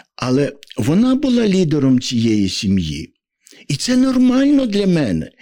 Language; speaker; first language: Ukrainian; native; Ukrainian